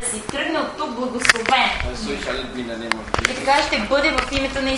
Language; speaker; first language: Bulgarian; native; Bulgarian